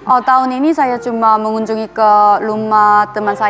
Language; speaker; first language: Indonesian; non-native, fluent; Korean